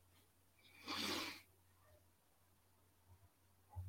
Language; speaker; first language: English; native; English